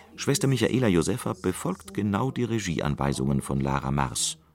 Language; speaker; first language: German; native; German